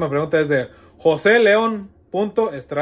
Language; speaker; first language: Spanish; early bilingual, heritage; Spanish